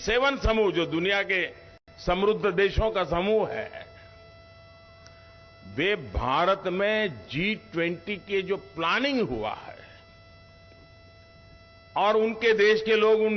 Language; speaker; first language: Hindi; native; Hindi